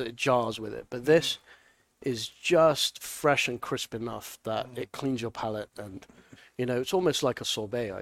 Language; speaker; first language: English; native; English